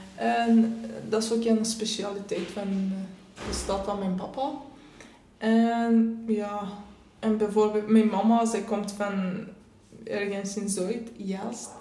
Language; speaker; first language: Dutch; non-native, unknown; Persian